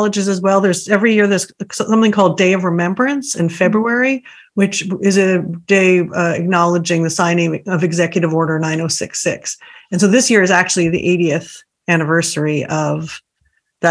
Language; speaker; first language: English; native; English